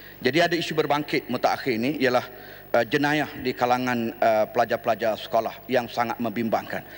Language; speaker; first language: Malay; native; Malay